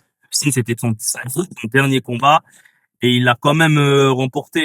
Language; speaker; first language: French; native; French